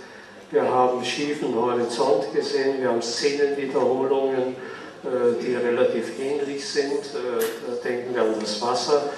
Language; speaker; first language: German; native; German